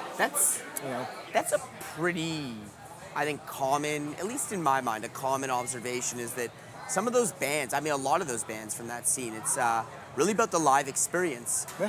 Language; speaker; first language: English; native; English